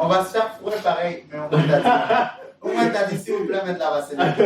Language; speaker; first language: French; native; French